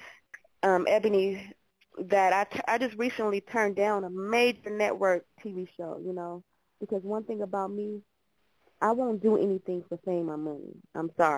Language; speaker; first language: English; native; English